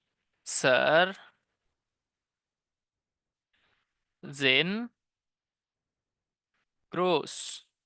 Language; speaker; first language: German; non-native, fluent; Indonesian